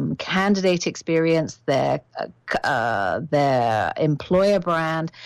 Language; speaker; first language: English; native; English